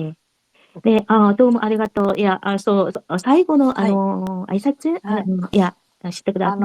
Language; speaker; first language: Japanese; non-native, fluent; Korean